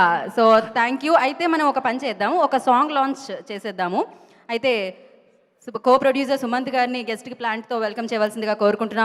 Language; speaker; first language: Telugu; native; Telugu